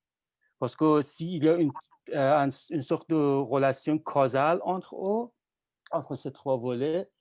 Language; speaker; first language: French; non-native, fluent; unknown